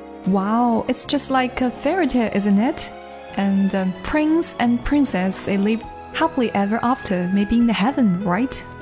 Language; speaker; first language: English; non-native, fluent; Chinese